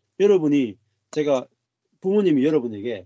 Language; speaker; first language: Korean; native; Korean